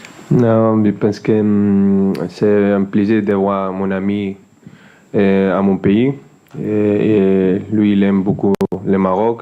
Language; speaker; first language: French; non-native, fluent; Spanish